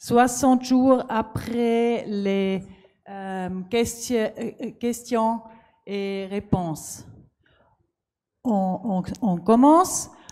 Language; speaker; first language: French; non-native, learner; German